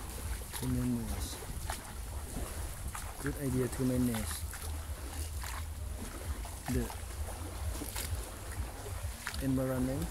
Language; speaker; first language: English; non-native, learner; Thai